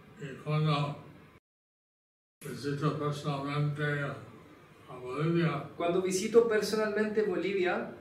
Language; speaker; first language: Spanish; non-native, learner; English